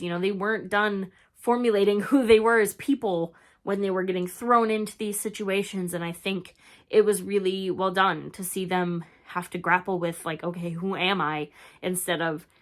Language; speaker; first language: English; native; English